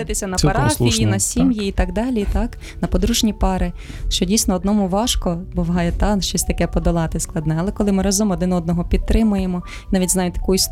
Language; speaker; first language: Ukrainian; native; Ukrainian